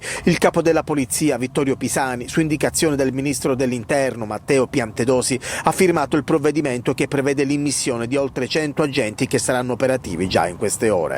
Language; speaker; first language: Italian; native; Italian